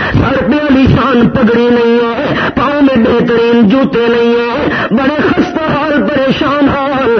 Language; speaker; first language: Urdu; non-native, local second language; Saraiki